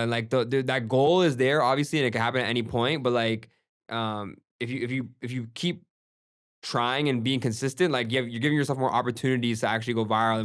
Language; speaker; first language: English; early bilingual, other home language; Gujarati